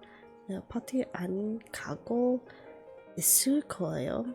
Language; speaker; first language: Korean; non-native, learner; English